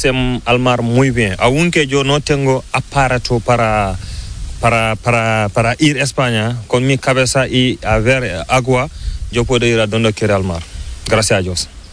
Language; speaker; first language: Spanish; non-native, learner; Fula